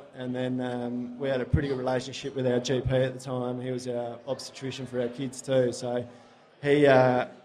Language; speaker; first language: English; native; English